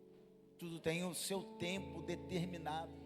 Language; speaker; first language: Portuguese; native; Portuguese